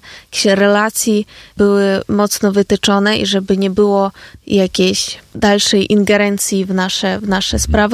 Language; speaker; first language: Polish; non-native, fluent; Ukrainian